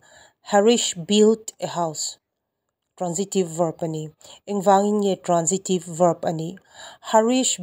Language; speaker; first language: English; non-native, local second language; Mizo